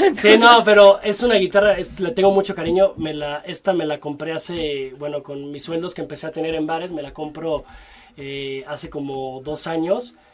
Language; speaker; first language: Spanish; native; Spanish